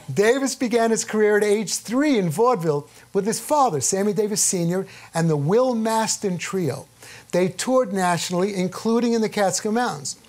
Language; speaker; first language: English; native; English